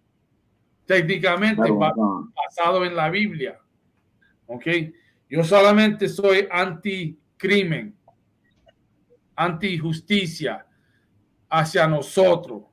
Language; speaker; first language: Spanish; early bilingual, heritage; Spanish